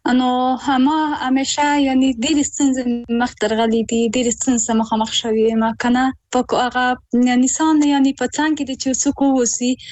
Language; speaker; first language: Pashto; native; Pashto